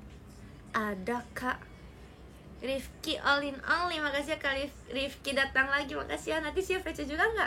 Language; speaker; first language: Indonesian; native; Indonesian